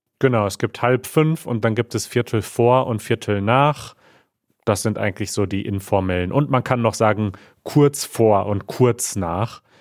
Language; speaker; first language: German; native; German